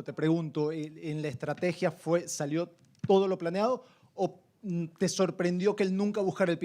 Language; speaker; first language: Spanish; native; Spanish